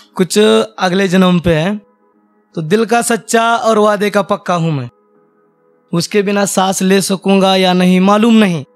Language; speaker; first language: Hindi; non-native, local second language; Marathi